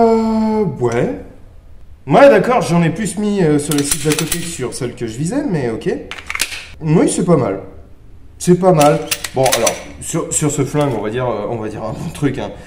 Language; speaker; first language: French; native; French